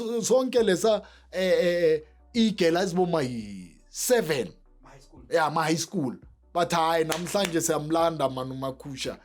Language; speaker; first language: Zulu; native; Zulu